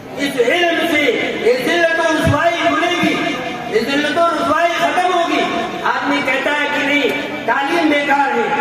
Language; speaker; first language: Urdu; native; Urdu